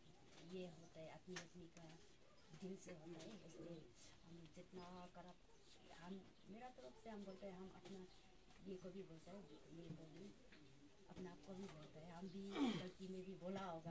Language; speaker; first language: Hindi; non-native, local second language; Adi